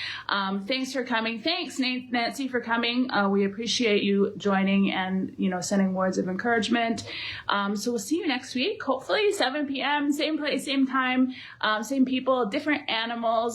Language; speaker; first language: English; native; English